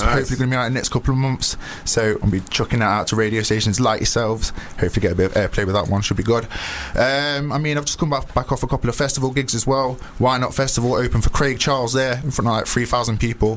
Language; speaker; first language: English; native; English